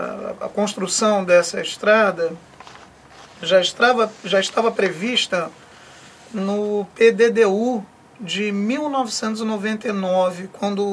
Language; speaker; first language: Portuguese; native; Portuguese